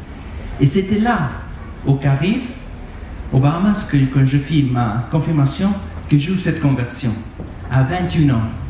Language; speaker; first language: French; non-native, fluent; Spanish